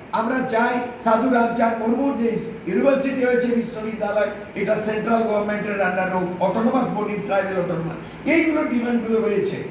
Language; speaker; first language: Bangla; non-native, local second language; Santali